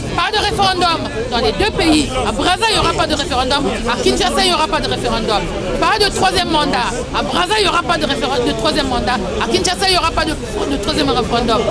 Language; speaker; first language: French; non-native, local second language; Lingala